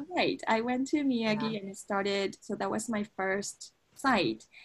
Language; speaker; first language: English; non-native, fluent; Japanese